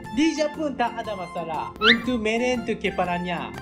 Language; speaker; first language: Malay; non-native, learner; Japanese